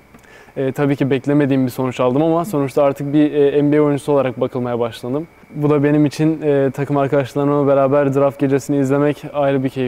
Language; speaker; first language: Turkish; native; Turkish